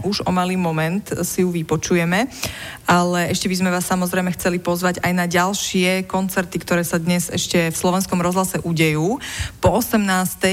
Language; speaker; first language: Slovak; native; Slovak